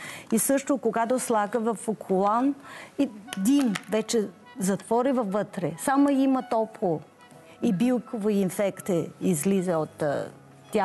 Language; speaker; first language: Bulgarian; non-native, learner; Chinese